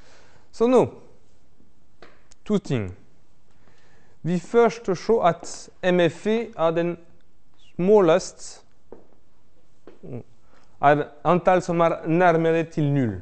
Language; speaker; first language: Norwegian; non-native, fluent; French